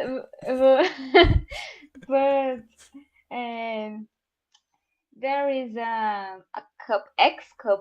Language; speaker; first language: English; non-native, learner; Portuguese